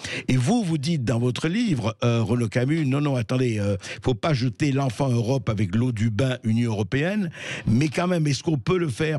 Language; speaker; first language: French; native; French